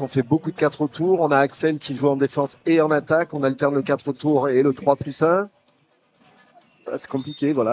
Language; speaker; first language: French; native; French